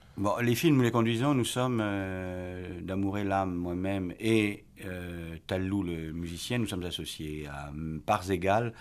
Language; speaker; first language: French; native; French